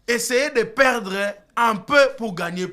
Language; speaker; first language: French; non-native, local second language; Lingala